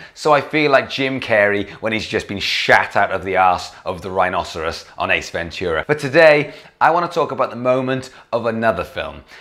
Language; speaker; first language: English; native; English